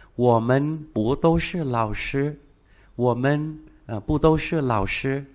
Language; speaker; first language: Chinese; non-native, fluent; Vietnamese